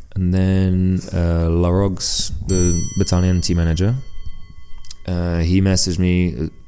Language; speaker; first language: English; early bilingual, other home language; French